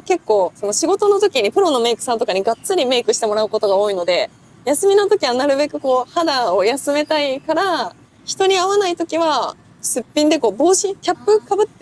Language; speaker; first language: Japanese; native; Japanese